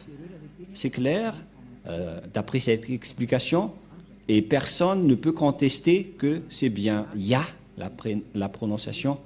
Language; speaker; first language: French; non-native, local second language; Malagasy